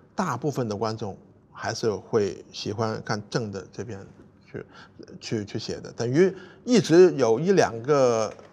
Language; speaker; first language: Chinese; non-native, fluent; Cantonese